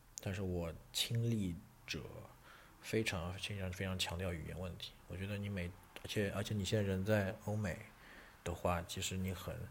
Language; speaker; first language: Chinese; native; Chinese